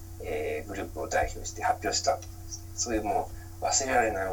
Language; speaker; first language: Japanese; native; Japanese